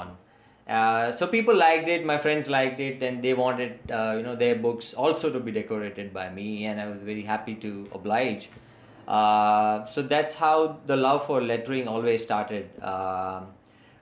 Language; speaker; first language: English; native; English